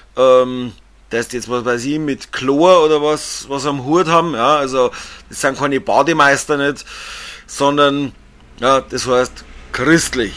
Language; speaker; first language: German; native; German